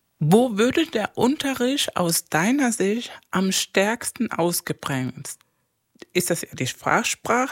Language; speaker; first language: German; non-native, fluent; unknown